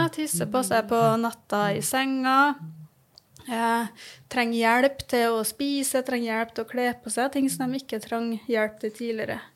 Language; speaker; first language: Norwegian; native; Norwegian